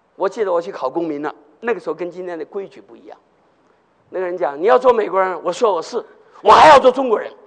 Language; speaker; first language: Chinese; native; Chinese